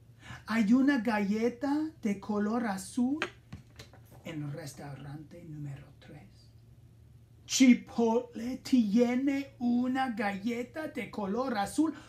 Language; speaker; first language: Spanish; non-native, fluent; English